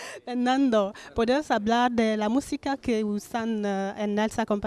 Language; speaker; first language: Spanish; non-native, learner; French